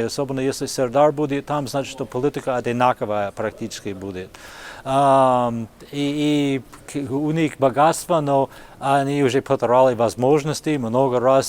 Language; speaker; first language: Russian; non-native, fluent; English